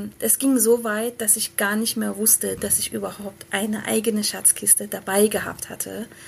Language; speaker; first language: German; early bilingual, other home language; Persian